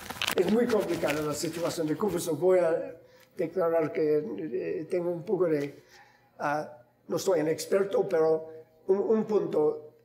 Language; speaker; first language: Spanish; non-native, fluent; English